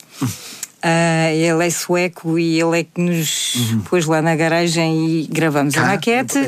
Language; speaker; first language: Portuguese; native; Portuguese